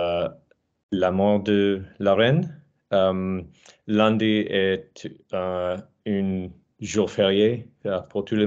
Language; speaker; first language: French; non-native, learner; English